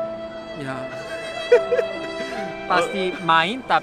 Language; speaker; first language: Indonesian; non-native, learner; Korean